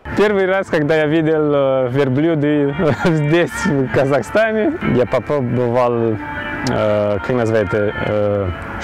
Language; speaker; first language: Russian; non-native, learner; Romanian